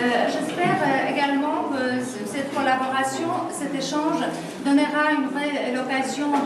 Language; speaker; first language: French; non-native, fluent; Polish